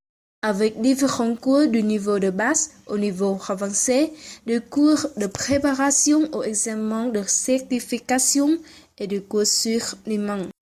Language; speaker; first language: French; non-native, learner; Vietnamese